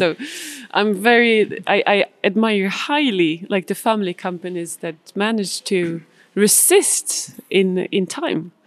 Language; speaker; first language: English; non-native, fluent; Swedish